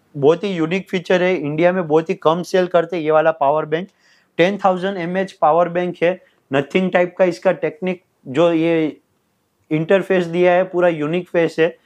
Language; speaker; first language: Hindi; non-native, local second language; Telugu